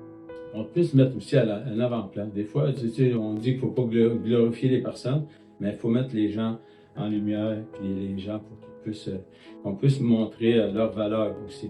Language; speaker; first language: French; native; French